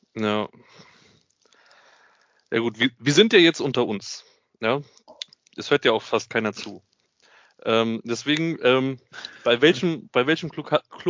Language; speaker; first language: German; native; German